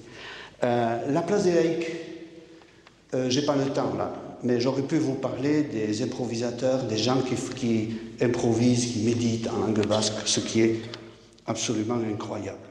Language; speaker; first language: French; native; French